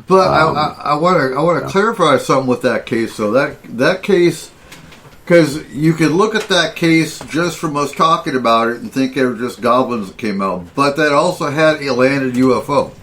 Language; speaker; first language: English; native; English